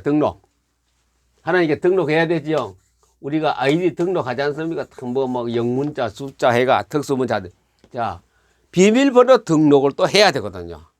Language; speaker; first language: Korean; native; Korean